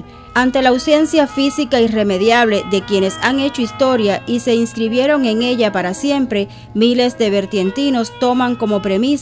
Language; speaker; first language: Spanish; native; Spanish